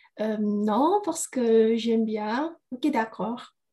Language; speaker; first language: French; non-native, learner; Indonesian